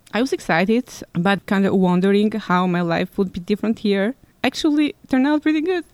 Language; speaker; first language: English; non-native, fluent; Albanian